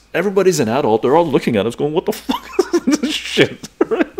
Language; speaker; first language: English; early bilingual, other home language; Persian